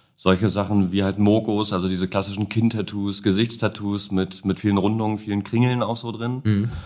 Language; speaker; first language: German; native; German